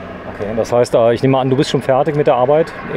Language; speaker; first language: German; native; German